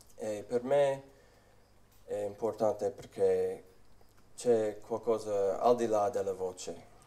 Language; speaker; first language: Italian; non-native, learner; English